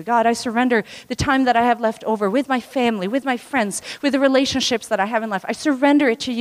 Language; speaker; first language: English; non-native, local second language; Swedish